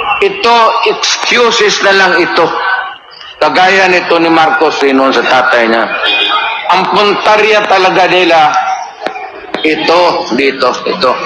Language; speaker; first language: Filipino; non-native, local second language; Cebuano